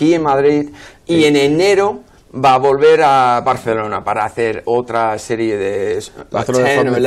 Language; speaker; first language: Spanish; non-native, fluent; English